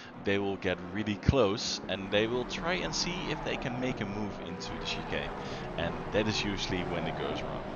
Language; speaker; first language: English; non-native, fluent; Dutch